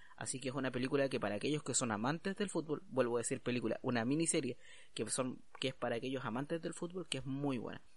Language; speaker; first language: Spanish; native; Spanish